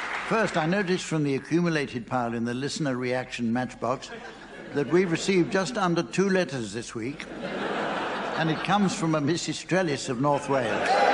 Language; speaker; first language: English; native; English